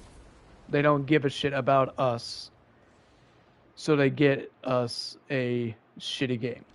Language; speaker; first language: English; native; English